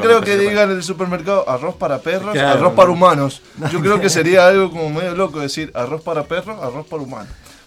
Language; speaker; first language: Spanish; native; Spanish